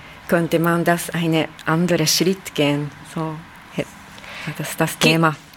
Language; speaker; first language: German; non-native, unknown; Japanese